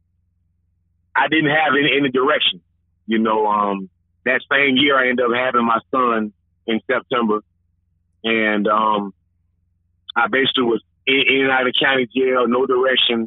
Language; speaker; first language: English; native; English